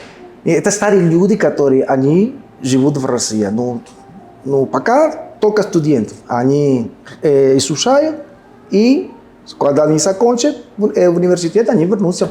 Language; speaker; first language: Russian; non-native, learner; Spanish